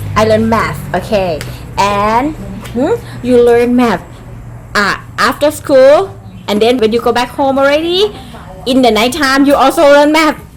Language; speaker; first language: English; non-native, fluent; Thai